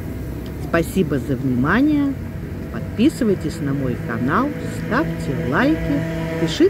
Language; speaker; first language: Russian; native; Russian